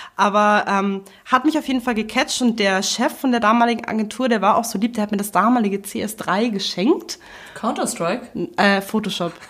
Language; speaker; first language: German; native; German